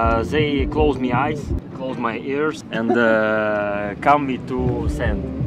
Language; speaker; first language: English; non-native, learner; Russian